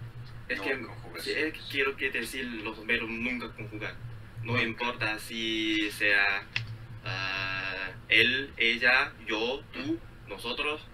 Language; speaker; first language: Spanish; non-native, fluent; Chinese